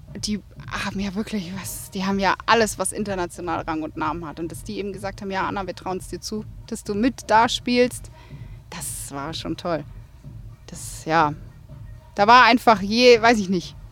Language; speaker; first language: German; native; German